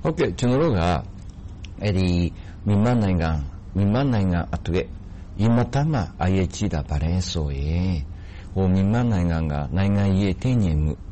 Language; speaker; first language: Burmese; non-native, fluent; Japanese